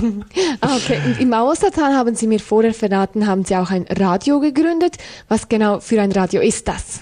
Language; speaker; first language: German; native; German